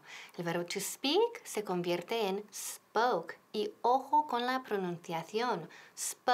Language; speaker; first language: Spanish; non-native, fluent; English